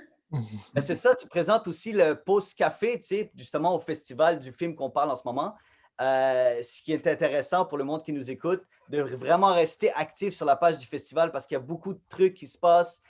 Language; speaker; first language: French; native; French